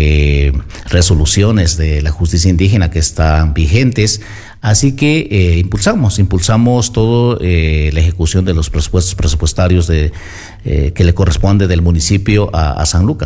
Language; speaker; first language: Spanish; native; Spanish